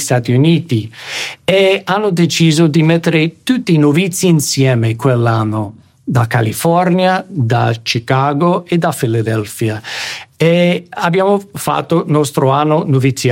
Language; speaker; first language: Italian; non-native, fluent; English